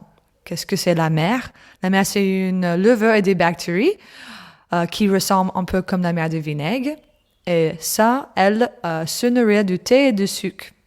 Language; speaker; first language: French; non-native, learner; English